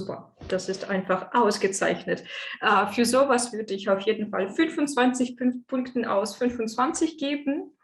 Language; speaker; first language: German; non-native, fluent; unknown